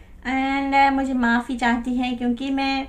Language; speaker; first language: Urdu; non-native, learner; Malay